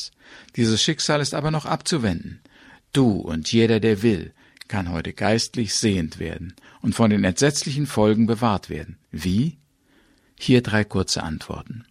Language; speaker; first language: German; native; German